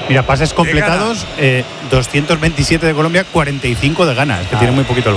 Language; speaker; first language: Spanish; native; Spanish